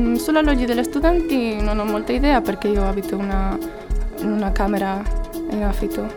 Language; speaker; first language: Italian; non-native, learner; Spanish